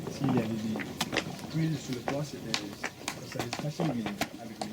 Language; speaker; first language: French; non-native, fluent; Nepali